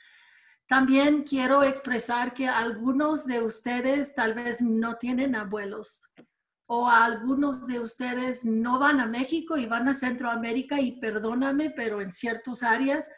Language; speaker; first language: Spanish; early bilingual, other home language; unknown